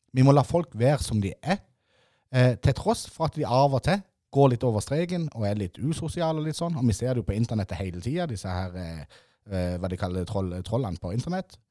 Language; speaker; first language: Norwegian; native; Norwegian